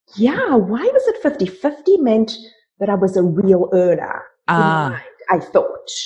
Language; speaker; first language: English; native; English